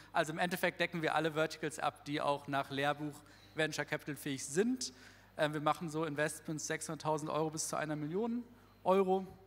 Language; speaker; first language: German; native; German